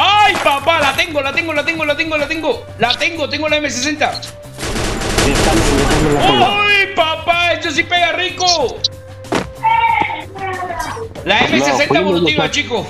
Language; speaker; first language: Spanish; native; Spanish